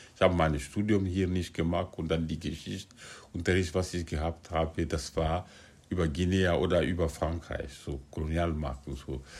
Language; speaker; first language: German; non-native, fluent; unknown